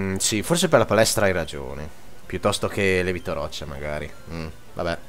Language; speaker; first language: Italian; native; Italian